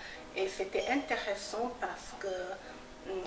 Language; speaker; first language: French; non-native, fluent; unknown